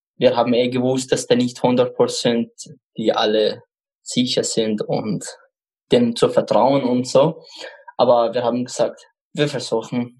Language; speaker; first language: German; non-native, fluent; Arabic